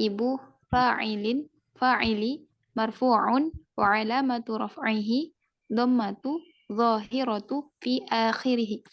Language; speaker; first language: Arabic; non-native, learner; Indonesian